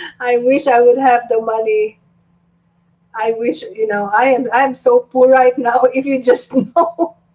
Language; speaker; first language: English; non-native, local second language; Filipino